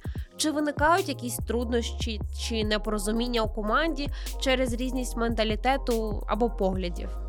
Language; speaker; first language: Ukrainian; native; Ukrainian